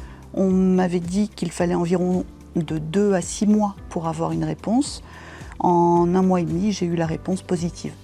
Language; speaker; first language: French; native; French